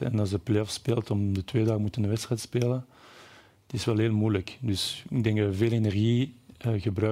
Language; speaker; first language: Dutch; non-native, local second language; French